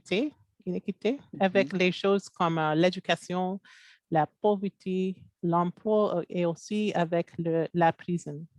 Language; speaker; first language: French; non-native, local second language; English